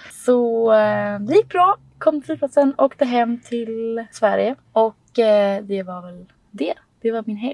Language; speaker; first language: Swedish; native; Swedish